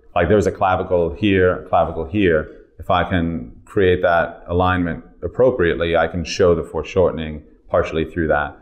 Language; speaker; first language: English; native; English